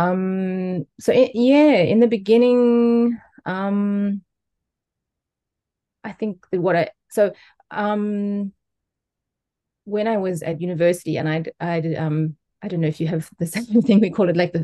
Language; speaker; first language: English; native; English